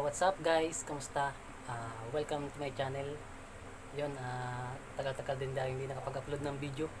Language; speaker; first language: Filipino; non-native, local second language; Bikol